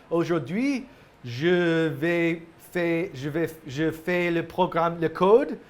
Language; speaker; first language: French; non-native, learner; English